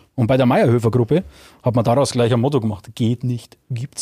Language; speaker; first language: German; native; German